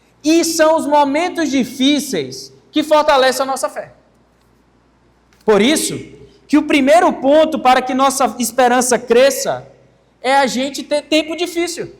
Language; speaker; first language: Portuguese; native; Portuguese